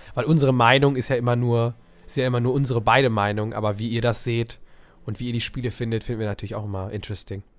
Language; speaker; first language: German; native; German